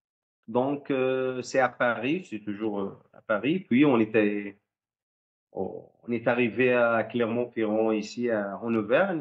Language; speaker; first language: French; non-native, fluent; Arabic